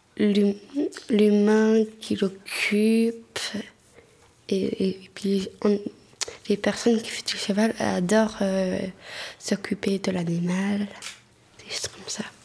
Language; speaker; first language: French; non-native, fluent; Spanish